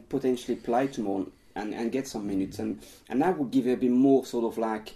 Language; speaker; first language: English; non-native, fluent; French